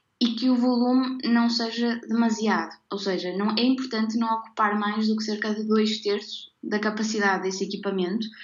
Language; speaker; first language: Portuguese; native; Portuguese